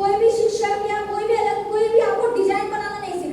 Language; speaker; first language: Hindi; native; Hindi